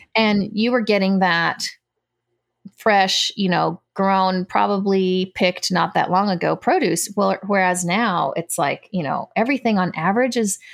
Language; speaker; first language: English; native; English